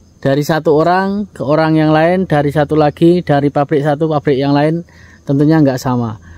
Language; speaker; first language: Indonesian; native; Indonesian